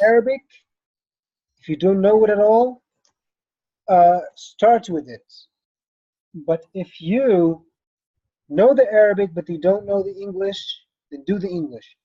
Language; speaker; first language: English; non-native, fluent; Arabic